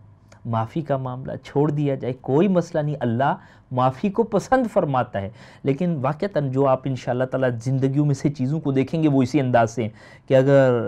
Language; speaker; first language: Urdu; native; Urdu